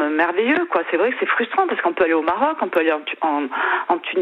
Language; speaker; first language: French; native; French